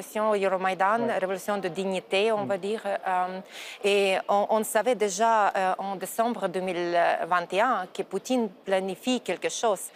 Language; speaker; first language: French; non-native, fluent; Ukrainian